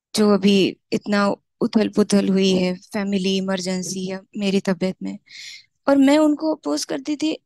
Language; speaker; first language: Hindi; non-native, local second language; Marathi